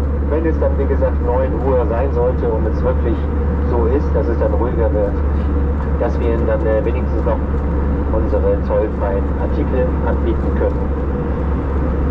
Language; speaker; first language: German; native; German